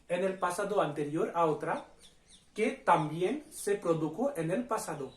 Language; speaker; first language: Spanish; non-native, fluent; Hindi